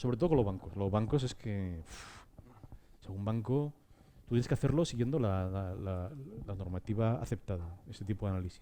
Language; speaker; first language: Spanish; native; Spanish